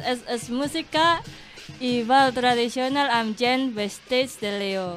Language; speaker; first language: Catalan; non-native, learner; Indonesian